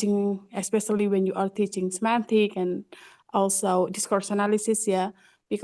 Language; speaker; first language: English; non-native, fluent; Indonesian